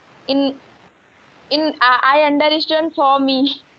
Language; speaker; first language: English; non-native, learner; Hindi